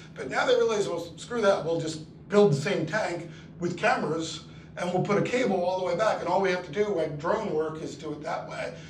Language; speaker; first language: English; native; English